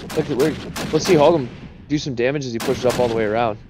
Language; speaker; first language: English; native; English